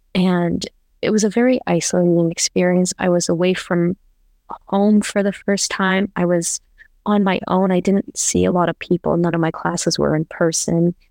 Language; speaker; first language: English; native; English